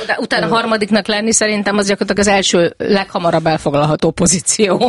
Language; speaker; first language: Hungarian; native; Hungarian